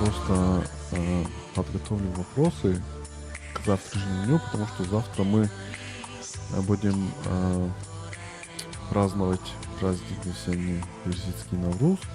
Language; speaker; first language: Russian; non-native, local second language; Tajik